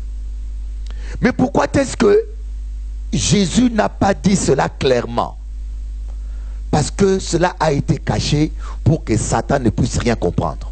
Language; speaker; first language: French; non-native, local second language; Lingala